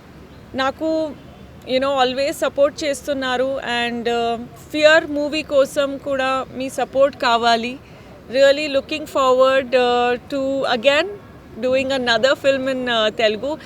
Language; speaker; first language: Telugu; non-native, fluent; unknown